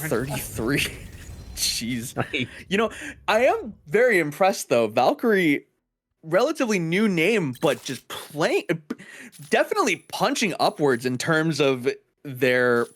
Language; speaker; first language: English; native; English